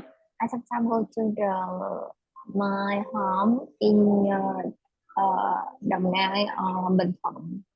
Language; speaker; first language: English; non-native, learner; Vietnamese